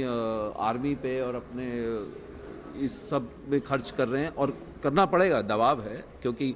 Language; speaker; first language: Hindi; native; Hindi